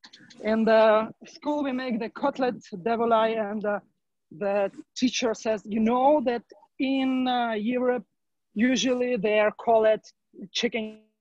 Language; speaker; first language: English; non-native, learner; Ukrainian